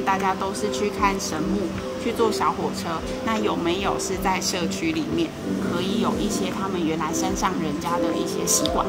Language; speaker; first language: Chinese; native; Chinese